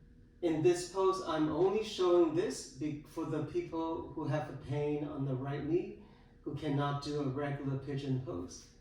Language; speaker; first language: English; native; English